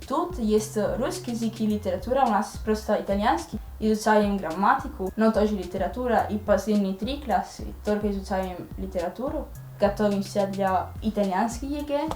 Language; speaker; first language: Russian; non-native, learner; Italian